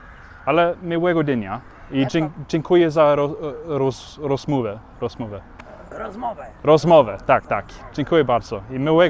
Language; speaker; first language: Polish; non-native, learner; Norwegian